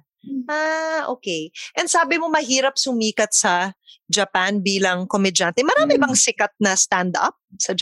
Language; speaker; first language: Filipino; native; Filipino